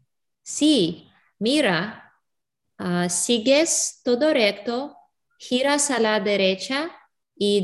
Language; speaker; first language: Spanish; non-native, learner; English